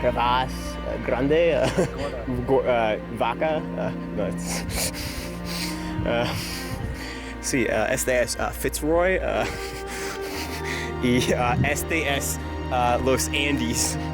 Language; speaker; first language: Spanish; non-native, learner; English